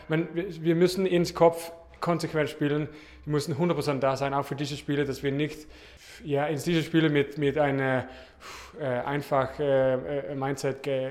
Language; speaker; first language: German; non-native, fluent; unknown